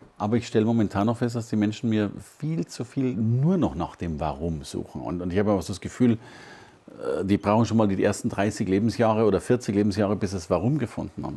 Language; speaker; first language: German; native; German